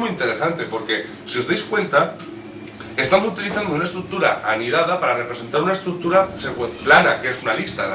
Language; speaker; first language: Spanish; native; Spanish